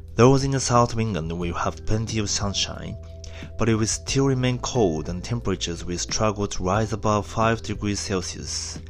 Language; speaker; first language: English; non-native, learner; Japanese